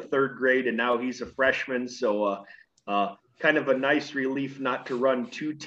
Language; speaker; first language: English; native; English